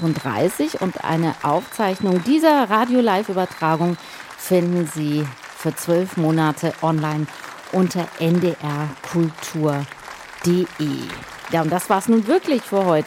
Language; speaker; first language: German; native; German